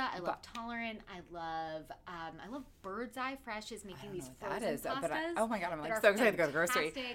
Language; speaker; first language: English; native; English